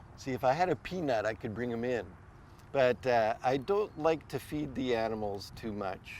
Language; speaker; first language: English; native; English